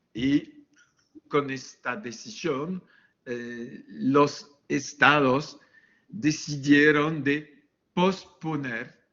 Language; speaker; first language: Spanish; non-native, fluent; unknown